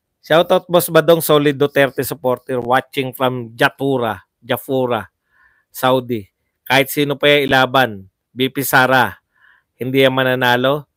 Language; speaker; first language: Filipino; native; Filipino